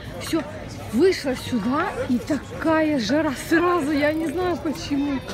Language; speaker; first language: Russian; non-native, local second language; Ukrainian